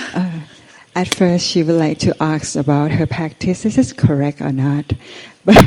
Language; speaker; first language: English; non-native, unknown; Thai